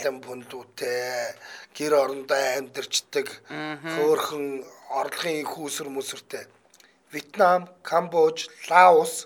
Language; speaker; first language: Mongolian; native; Mongolian